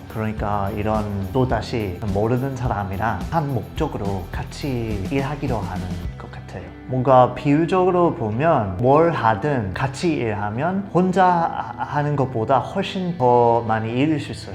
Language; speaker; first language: Korean; non-native, fluent; English